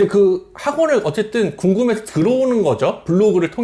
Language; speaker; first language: Korean; native; Korean